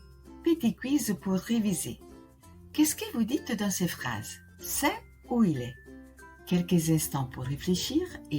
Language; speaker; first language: French; non-native, fluent; Italian